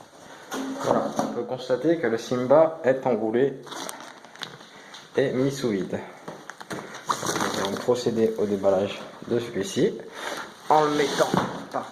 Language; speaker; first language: French; native; French